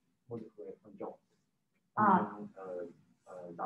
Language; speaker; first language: Chinese; non-native, learner; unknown